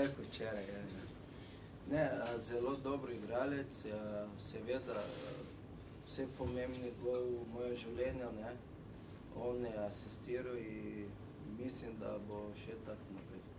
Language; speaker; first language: Slovenian; non-native, fluent; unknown